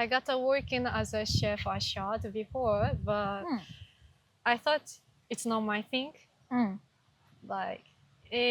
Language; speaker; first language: English; non-native, learner; Japanese